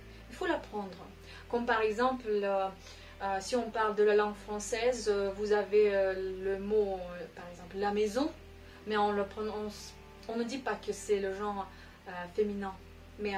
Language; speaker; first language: French; non-native, fluent; Russian